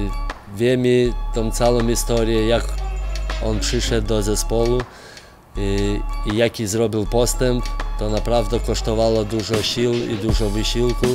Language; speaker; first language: Polish; non-native, fluent; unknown